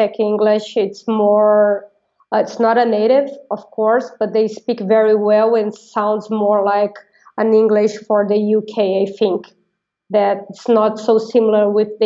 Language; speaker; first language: English; non-native, fluent; Portuguese